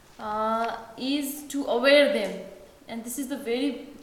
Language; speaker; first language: English; non-native, fluent; Nepali